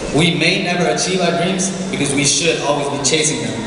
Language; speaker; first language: English; non-native, local second language; Nepali